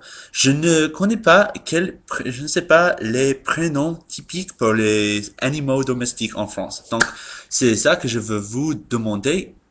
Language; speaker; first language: French; non-native, learner; English